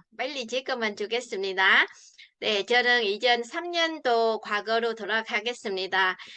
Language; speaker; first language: Korean; non-native, fluent; Vietnamese